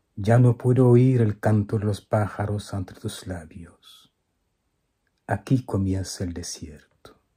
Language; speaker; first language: Spanish; non-native, fluent; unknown